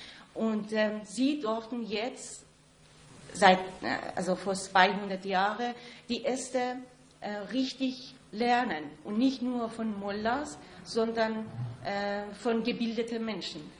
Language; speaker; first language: German; non-native, fluent; Persian